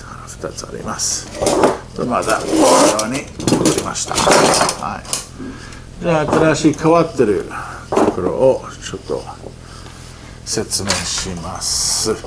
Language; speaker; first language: Japanese; non-native, fluent; English